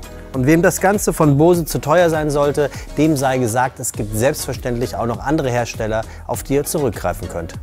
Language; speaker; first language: German; native; German